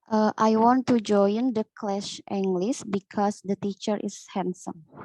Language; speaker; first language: English; non-native, learner; Indonesian